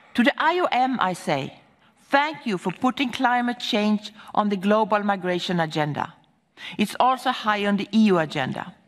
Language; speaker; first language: English; non-native, fluent; Swedish